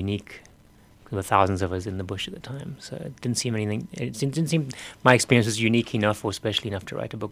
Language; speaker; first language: English; native; English